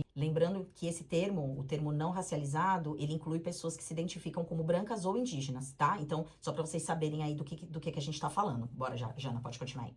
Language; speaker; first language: Portuguese; native; Portuguese